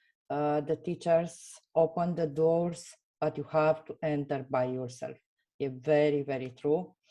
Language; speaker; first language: English; non-native, fluent; Romanian